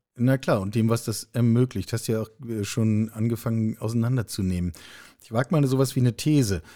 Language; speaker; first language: German; native; German